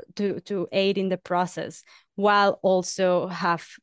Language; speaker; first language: English; non-native, fluent; Spanish